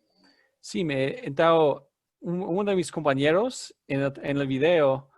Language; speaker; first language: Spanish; non-native, fluent; English